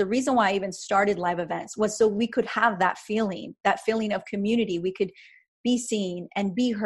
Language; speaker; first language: English; native; English